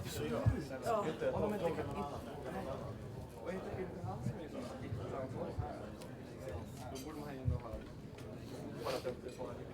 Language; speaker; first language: Swedish; native; Swedish